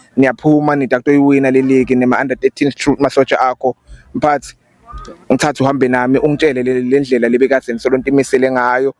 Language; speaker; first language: Zulu; non-native, local second language; Swati